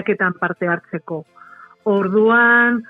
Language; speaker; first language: Basque; non-native, local second language; Spanish